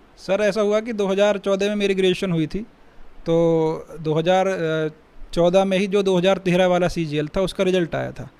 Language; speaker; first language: Hindi; native; Hindi